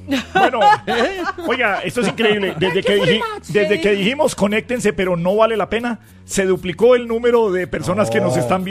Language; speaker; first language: Spanish; native; Spanish